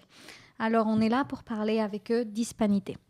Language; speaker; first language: French; native; French